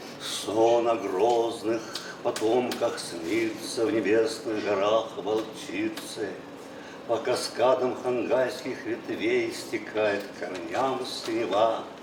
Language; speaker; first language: Russian; non-native, local second language; Buriat